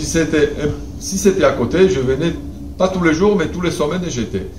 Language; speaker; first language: French; non-native, fluent; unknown